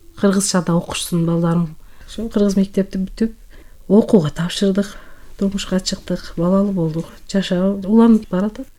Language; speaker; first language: Kyrgyz; non-native, local second language; Turkish